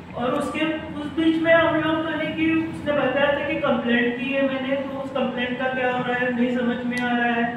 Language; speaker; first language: Hindi; non-native, local second language; Marathi